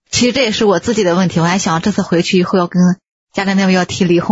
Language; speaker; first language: Chinese; native; Chinese